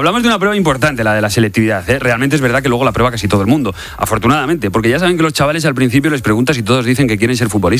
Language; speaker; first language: Spanish; native; Spanish